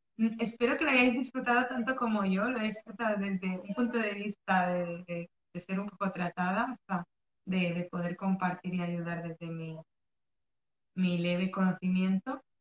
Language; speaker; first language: Spanish; early bilingual, other home language; Arabic